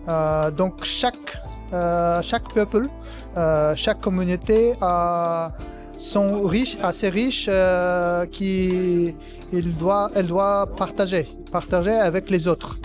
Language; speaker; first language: French; non-native, fluent; Kazakh